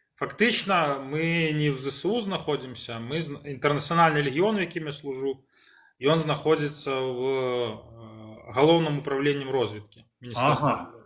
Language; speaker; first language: Belarusian; non-native, local second language; Russian